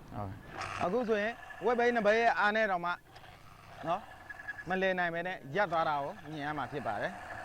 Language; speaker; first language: Burmese; native; Burmese